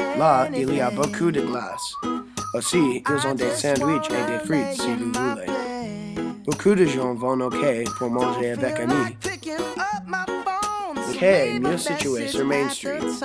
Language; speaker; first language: French; non-native, learner; English